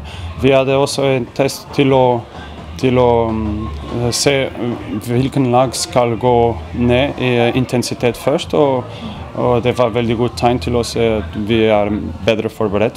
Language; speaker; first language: Norwegian; non-native, fluent; Portuguese